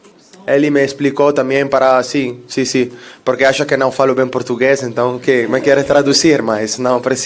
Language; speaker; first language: Portuguese; non-native, fluent; Italian